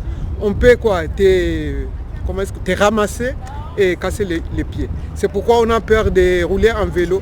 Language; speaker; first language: French; non-native, local second language; Swahili